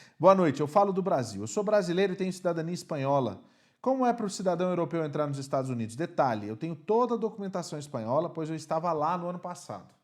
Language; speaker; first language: Portuguese; native; Portuguese